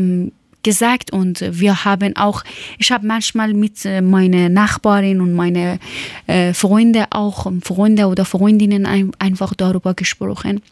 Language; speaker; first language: German; non-native, learner; Persian